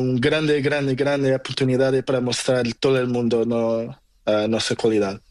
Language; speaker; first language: Spanish; non-native, learner; Portuguese